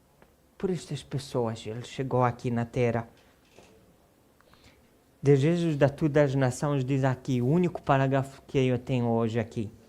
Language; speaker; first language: Portuguese; non-native, fluent; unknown